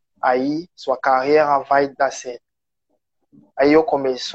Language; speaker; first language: Portuguese; non-native, learner; French